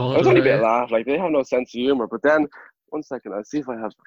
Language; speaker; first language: English; native; English